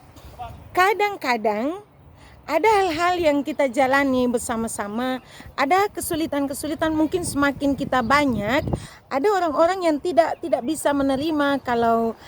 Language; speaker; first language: Indonesian; native; Indonesian